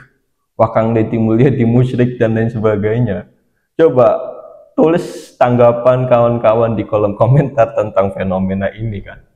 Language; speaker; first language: Indonesian; native; Indonesian